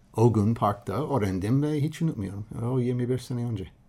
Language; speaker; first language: Turkish; non-native, learner; English